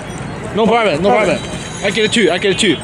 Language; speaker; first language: English; non-native, learner; Chinese